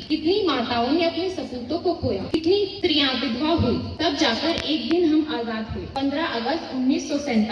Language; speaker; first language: Hindi; native; Hindi